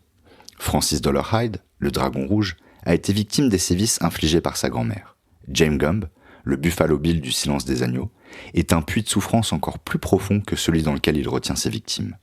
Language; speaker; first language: French; native; French